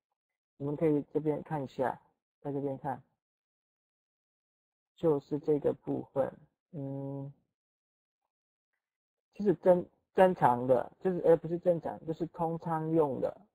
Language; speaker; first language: Chinese; non-native, fluent; Indonesian